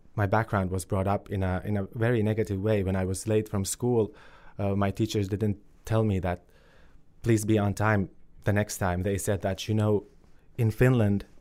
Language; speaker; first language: English; early bilingual, other home language; Finnish